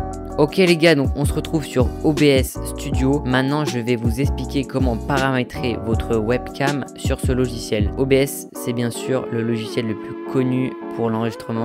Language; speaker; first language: French; native; French